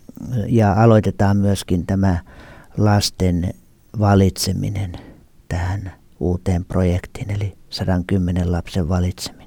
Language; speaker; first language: Finnish; native; Finnish